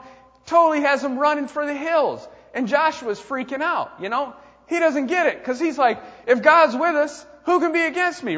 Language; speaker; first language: English; native; English